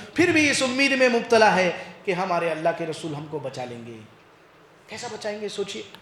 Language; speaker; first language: Urdu; native; Urdu